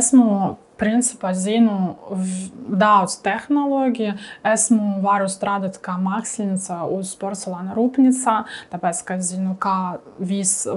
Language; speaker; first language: Latvian; non-native, learner; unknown